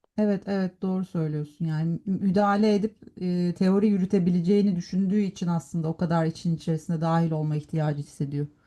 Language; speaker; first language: Turkish; native; Turkish